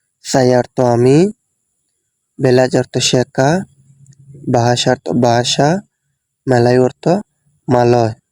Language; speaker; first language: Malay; non-native, fluent; Bangla